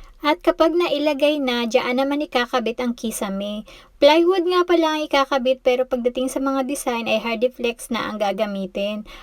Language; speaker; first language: Filipino; native; Filipino